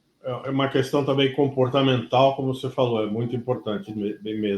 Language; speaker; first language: Portuguese; native; Portuguese